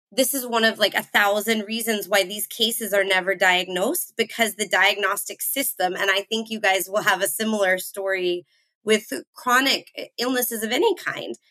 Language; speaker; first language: English; native; English